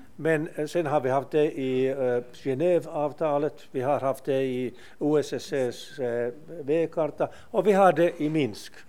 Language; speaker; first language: Swedish; non-native, local second language; Finnish